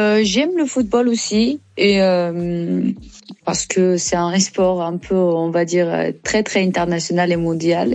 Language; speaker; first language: French; non-native, learner; Persian